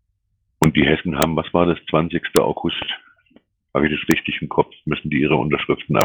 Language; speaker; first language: German; native; German